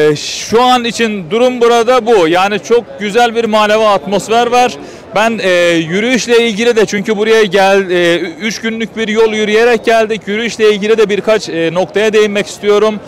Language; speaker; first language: Turkish; native; Turkish